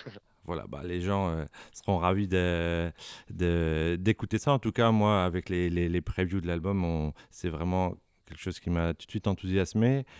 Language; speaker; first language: French; native; French